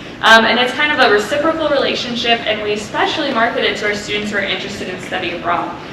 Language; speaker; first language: English; native; English